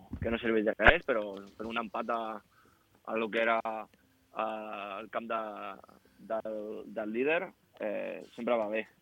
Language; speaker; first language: Catalan; non-native, local second language; Spanish